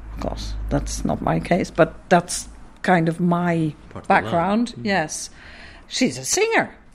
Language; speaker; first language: English; non-native, fluent; Dutch